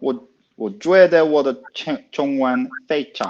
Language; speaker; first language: Chinese; non-native, learner; Swedish